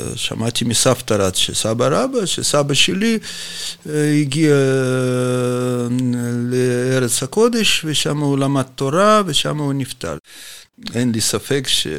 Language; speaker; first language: Hebrew; non-native, fluent; Russian